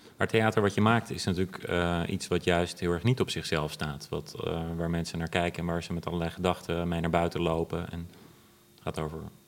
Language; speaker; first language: Dutch; native; Dutch